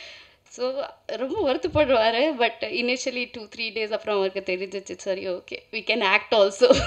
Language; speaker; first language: Tamil; non-native, learner; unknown